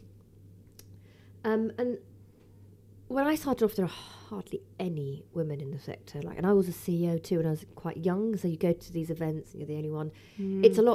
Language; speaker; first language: English; native; English